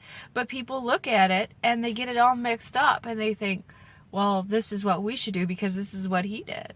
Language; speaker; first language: English; native; English